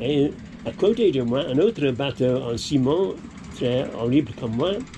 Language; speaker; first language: French; non-native, learner; English